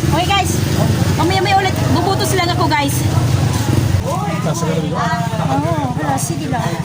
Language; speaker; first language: Filipino; non-native, local second language; Waray